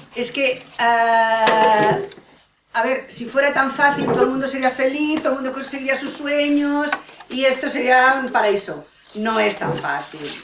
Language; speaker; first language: Spanish; non-native, local second language; Catalan